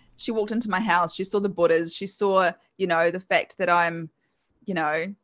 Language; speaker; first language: English; native; English